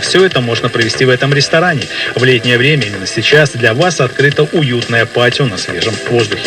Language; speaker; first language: Russian; native; Russian